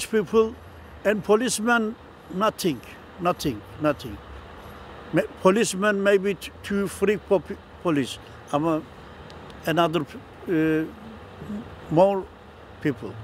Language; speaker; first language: English; non-native, learner; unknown